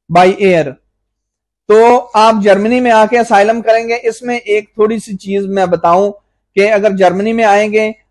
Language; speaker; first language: Urdu; non-native, local second language; Punjabi